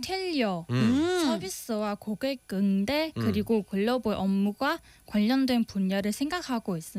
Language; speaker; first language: Korean; non-native, fluent; Vietnamese